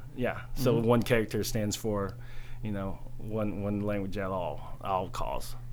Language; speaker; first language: English; early bilingual, other home language; Chinese